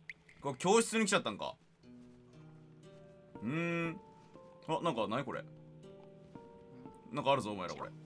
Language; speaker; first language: Japanese; native; Japanese